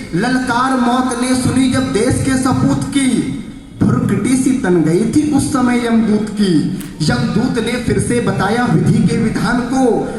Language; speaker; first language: Hindi; native; Hindi